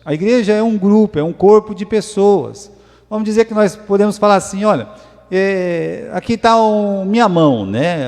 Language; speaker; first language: Portuguese; native; Portuguese